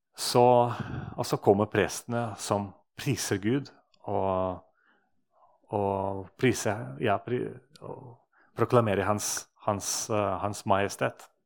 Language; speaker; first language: Norwegian; non-native, fluent; Russian